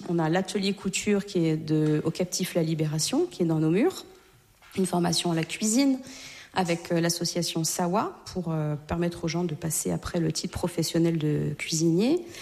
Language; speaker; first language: French; native; French